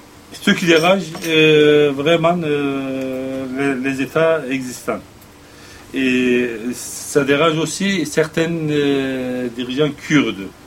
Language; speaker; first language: French; non-native, fluent; Kurdish